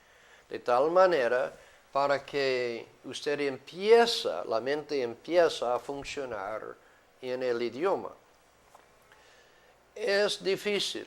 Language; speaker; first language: Spanish; non-native, fluent; English